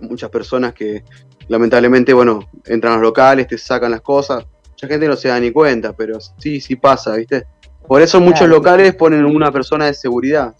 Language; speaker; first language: Spanish; native; Spanish